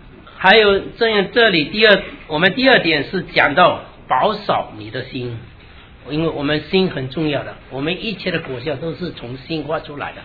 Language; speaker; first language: Chinese; native; Chinese